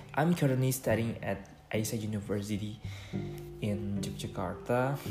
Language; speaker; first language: English; non-native, learner; Indonesian